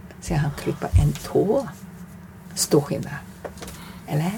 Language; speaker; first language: Swedish; non-native, learner; Chinese